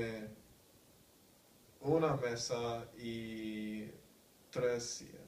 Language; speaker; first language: Spanish; non-native, learner; English